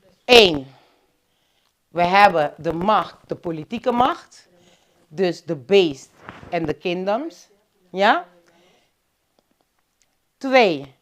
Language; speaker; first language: Dutch; non-native, local second language; Papiamento